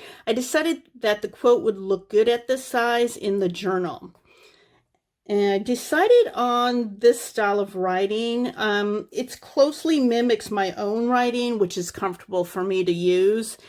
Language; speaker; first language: English; native; English